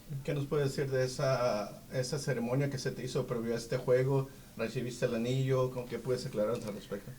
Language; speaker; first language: Spanish; early bilingual, heritage; Spanish